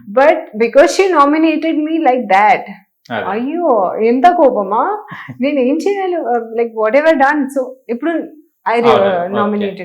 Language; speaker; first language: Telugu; non-native, learner; Hindi